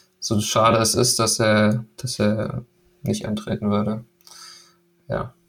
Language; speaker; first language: German; early bilingual, other home language; Danish